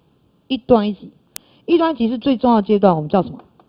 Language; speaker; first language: Chinese; native; Chinese